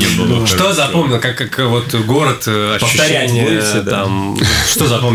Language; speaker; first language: Russian; native; Russian